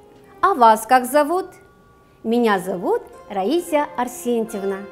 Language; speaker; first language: Russian; non-native, local second language; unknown